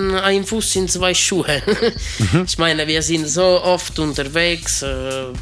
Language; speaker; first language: German; non-native, learner; Italian